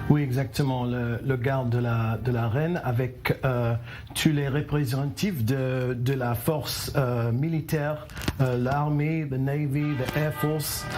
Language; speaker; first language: French; non-native, learner; English